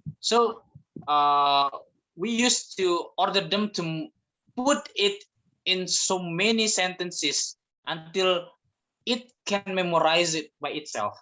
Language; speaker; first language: English; non-native, fluent; Indonesian